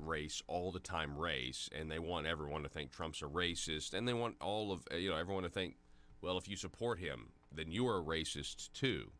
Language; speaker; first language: English; native; English